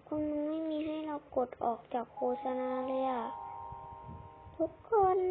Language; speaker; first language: Thai; native; Thai